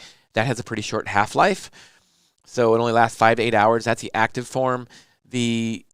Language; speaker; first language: English; native; English